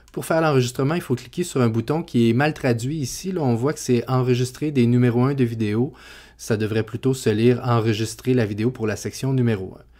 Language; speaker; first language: French; native; French